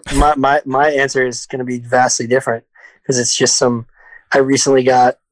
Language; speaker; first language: English; native; English